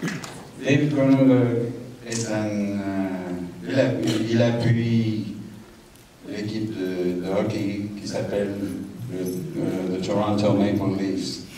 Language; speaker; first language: French; non-native, learner; English